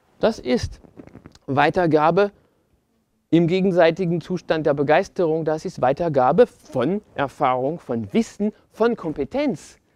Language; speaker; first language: German; non-native, fluent; French